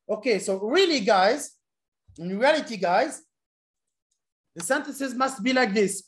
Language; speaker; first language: English; non-native, fluent; Arabic